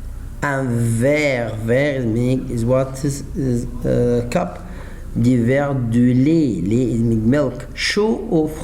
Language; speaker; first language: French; non-native, fluent; Arabic